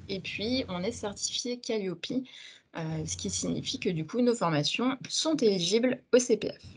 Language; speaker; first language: French; native; French